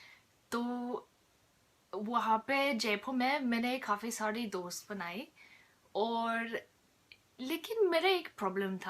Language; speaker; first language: Hindi; non-native, fluent; English